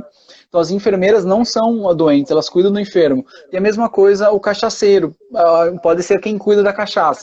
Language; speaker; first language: Portuguese; native; Portuguese